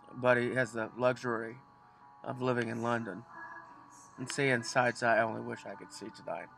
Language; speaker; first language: English; native; English